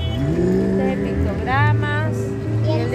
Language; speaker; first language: Spanish; native; Spanish